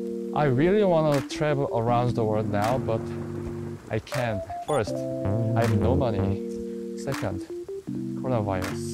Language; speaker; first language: English; non-native, learner; Korean